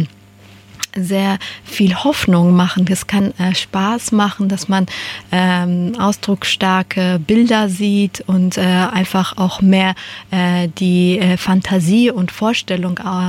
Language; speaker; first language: German; non-native, fluent; Persian